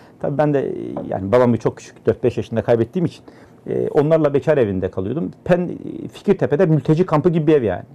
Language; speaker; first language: Turkish; native; Turkish